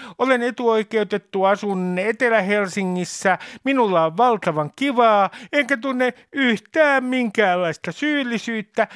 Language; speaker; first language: Finnish; native; Finnish